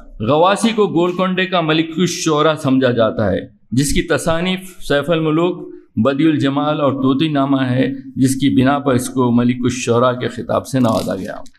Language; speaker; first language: Urdu; native; Urdu